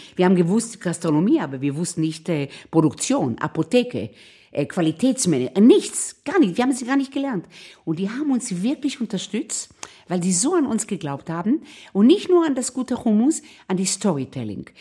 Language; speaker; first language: German; non-native, fluent; Hebrew